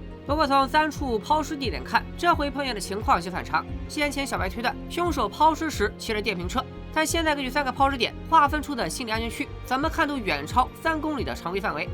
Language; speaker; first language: Chinese; native; Chinese